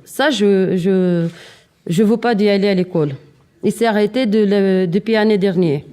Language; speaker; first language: French; non-native, learner; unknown